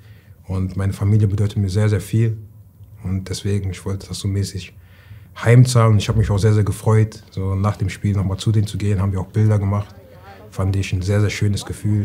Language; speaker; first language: German; native; German